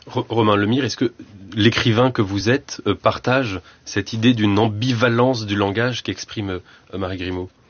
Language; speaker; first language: French; native; French